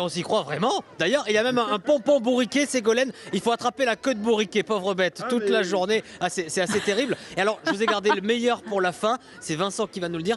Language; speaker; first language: French; native; French